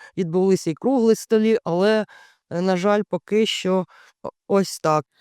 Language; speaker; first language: Ukrainian; native; Ukrainian